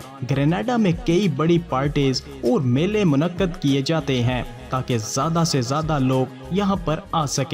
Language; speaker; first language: Urdu; native; Urdu